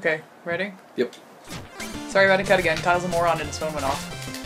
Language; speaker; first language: English; native; English